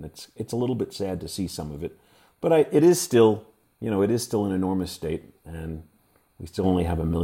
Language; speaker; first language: English; native; English